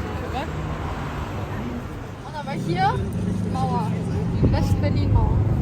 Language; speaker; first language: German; early bilingual, other home language; Turkish